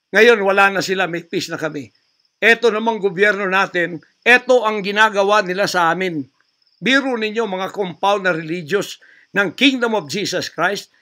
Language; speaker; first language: Filipino; native; Filipino